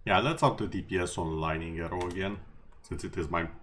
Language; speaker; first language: English; non-native, fluent; Romanian